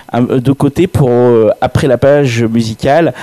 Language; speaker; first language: French; native; French